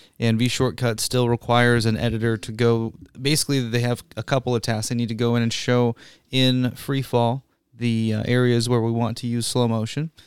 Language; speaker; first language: English; native; English